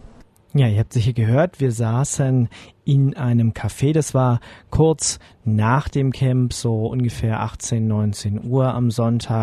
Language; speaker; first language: German; native; German